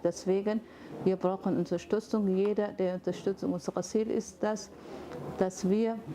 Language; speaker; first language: German; non-native, fluent; Somali